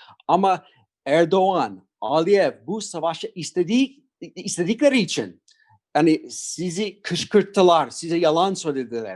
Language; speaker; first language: Turkish; non-native, fluent; English